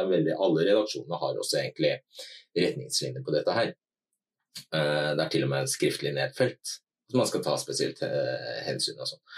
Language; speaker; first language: Norwegian; native; Norwegian